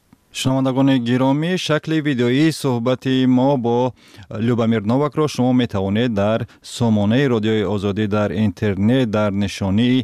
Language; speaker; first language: Tajik; native; Tajik